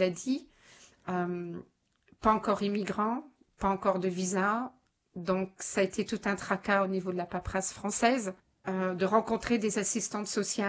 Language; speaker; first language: French; native; French